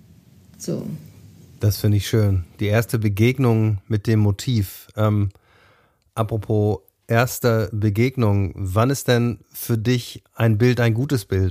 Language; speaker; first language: German; native; German